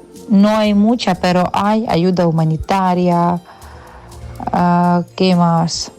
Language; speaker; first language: Spanish; non-native, fluent; Ukrainian